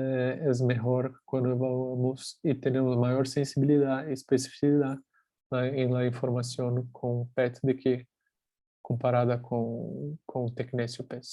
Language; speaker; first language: Spanish; non-native, fluent; Portuguese